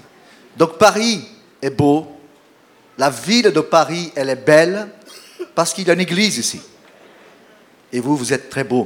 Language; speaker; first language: French; non-native, fluent; Portuguese